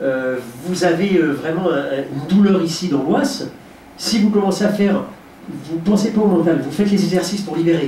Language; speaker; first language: French; native; French